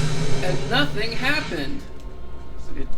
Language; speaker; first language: English; native; English